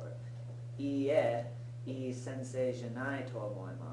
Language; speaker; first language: Japanese; non-native, learner; English